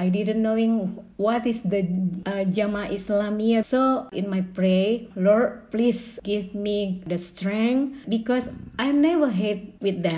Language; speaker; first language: English; non-native, learner; Indonesian